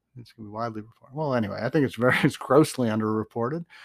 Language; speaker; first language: English; native; English